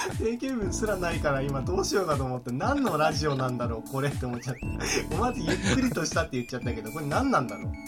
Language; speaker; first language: Japanese; native; Japanese